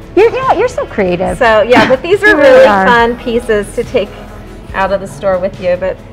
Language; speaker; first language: English; native; English